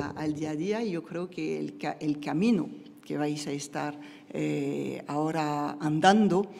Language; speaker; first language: Spanish; non-native, fluent; French